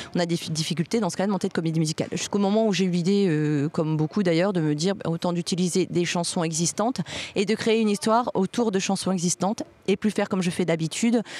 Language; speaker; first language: French; native; French